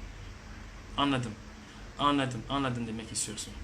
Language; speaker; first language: Turkish; non-native, learner; French